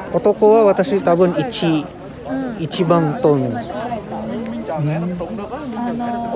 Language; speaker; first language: Japanese; non-native, learner; Filipino